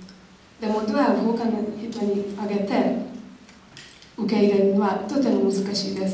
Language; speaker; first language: Japanese; non-native, learner; Hungarian